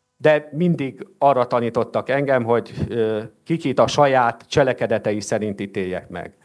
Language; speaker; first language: Hungarian; native; Hungarian